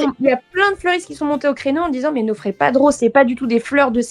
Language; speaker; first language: French; native; French